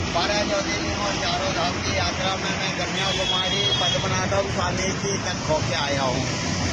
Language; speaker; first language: Hindi; native; Hindi